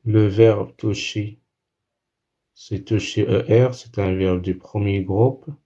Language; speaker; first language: French; non-native, local second language; Arabic